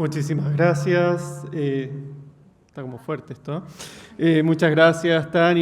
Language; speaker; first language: Spanish; native; Spanish